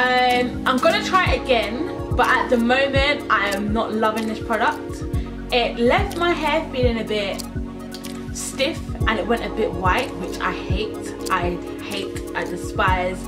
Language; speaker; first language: English; native; English